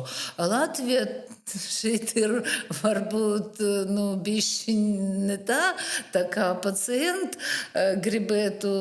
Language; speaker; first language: Latvian; non-native, learner; Russian